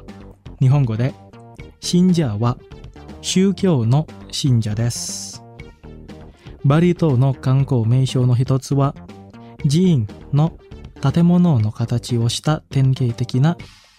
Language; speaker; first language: Japanese; non-native, fluent; Indonesian